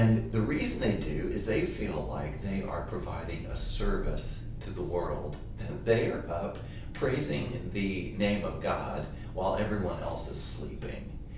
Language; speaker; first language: English; native; English